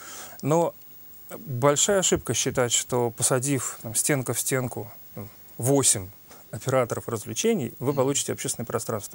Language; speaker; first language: Russian; native; Russian